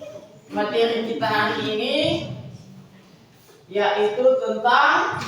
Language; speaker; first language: Indonesian; native; Indonesian